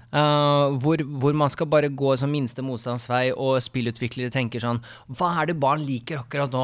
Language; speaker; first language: Norwegian; early bilingual, other home language; Russian